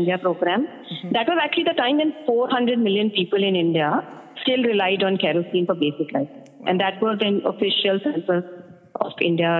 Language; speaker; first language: English; non-native, local second language; Hindi